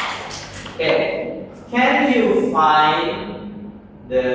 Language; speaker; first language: English; non-native, local second language; Indonesian